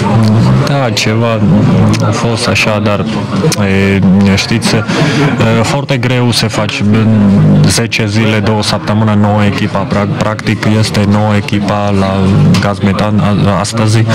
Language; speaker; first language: Romanian; non-native, fluent; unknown